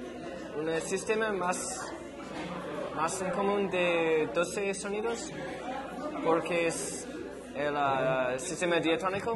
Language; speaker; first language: Spanish; non-native, learner; English